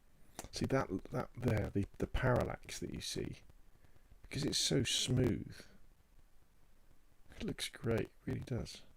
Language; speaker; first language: English; native; English